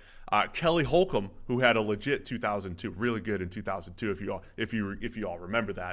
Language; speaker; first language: English; native; English